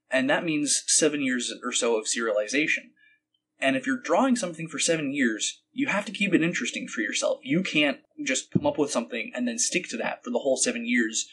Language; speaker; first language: English; native; English